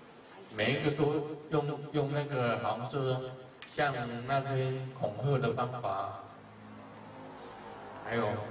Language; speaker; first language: Chinese; native; Chinese